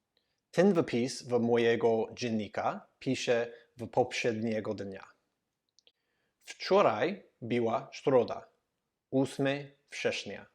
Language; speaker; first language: Polish; non-native, learner; English